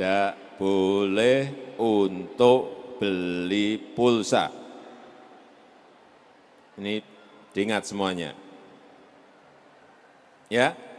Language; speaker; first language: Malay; non-native, local second language; Javanese